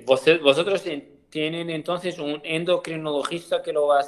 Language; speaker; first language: Spanish; non-native, learner; Portuguese